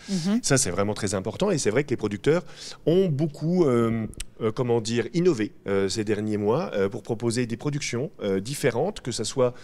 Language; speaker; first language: French; native; French